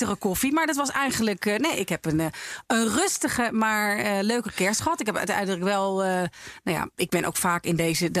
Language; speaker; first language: Dutch; native; Dutch